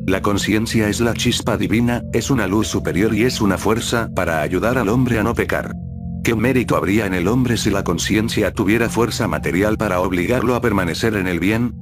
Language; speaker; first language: Spanish; native; Spanish